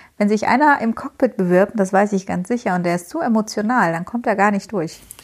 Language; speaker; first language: German; native; German